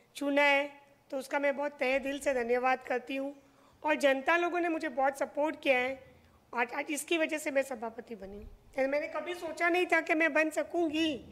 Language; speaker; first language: Hindi; non-native, local second language; Marathi